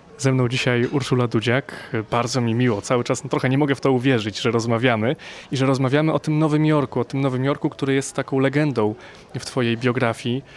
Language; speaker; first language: Polish; native; Polish